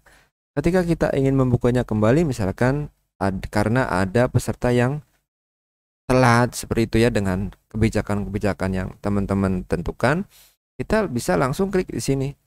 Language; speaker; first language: Indonesian; native; Indonesian